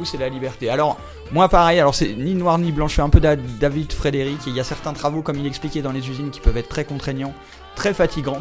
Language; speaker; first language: French; native; French